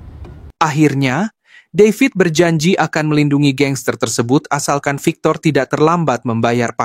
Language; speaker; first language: Indonesian; native; Indonesian